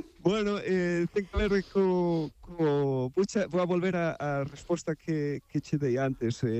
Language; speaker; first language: Galician; native; Galician